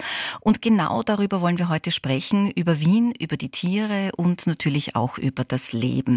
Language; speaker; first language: German; native; German